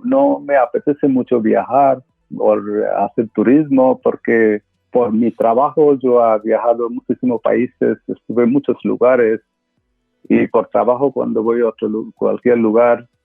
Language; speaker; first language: Spanish; non-native, fluent; Bangla